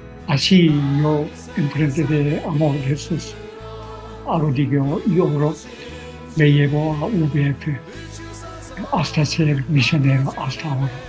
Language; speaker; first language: Spanish; non-native, learner; Korean